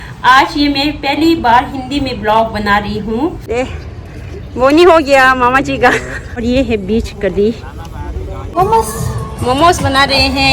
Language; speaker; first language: Hindi; non-native, local second language; Tibetan